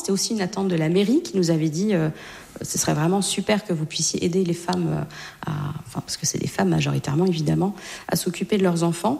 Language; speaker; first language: French; native; French